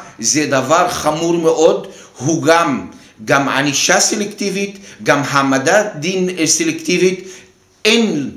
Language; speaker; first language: Hebrew; non-native, local second language; Arabic